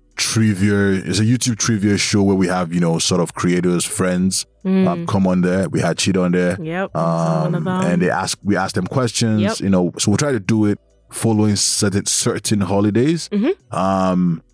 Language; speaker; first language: English; non-native, local second language; Yoruba